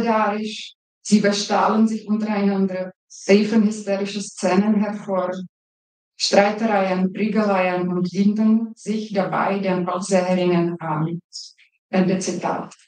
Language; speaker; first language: German; non-native, fluent; Czech